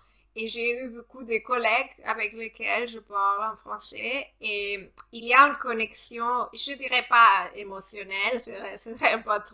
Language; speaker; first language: French; non-native, fluent; Italian